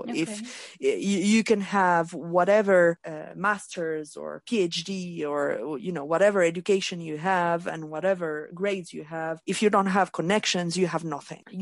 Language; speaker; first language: English; non-native, fluent; Arabic